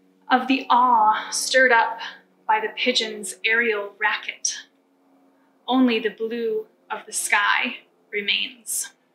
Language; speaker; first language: English; native; English